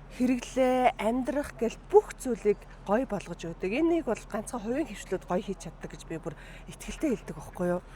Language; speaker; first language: Mongolian; native; Mongolian